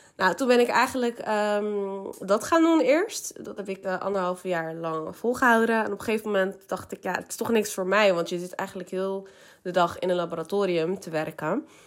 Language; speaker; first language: Dutch; early bilingual, other home language; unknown